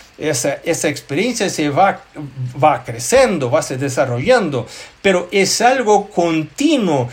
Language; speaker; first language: Spanish; non-native, fluent; Portuguese